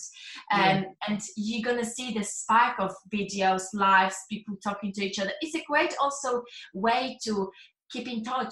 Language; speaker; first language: English; non-native, fluent; Polish